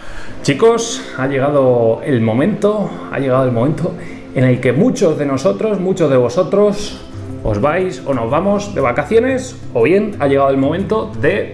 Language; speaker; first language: Spanish; native; Spanish